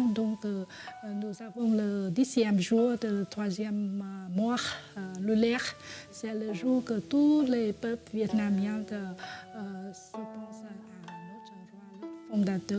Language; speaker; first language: French; non-native, fluent; Vietnamese